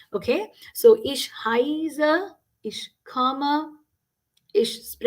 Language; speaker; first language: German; non-native, fluent; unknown